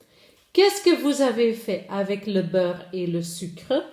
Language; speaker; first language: French; non-native, local second language; Dutch